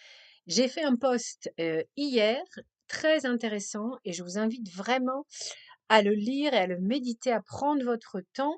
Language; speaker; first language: French; native; French